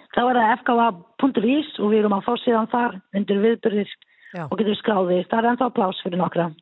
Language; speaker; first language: Icelandic; non-native, fluent; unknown